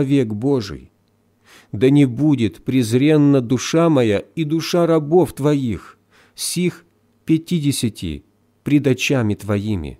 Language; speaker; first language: Russian; native; Russian